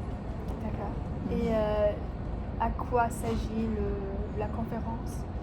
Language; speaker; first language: French; non-native, learner; English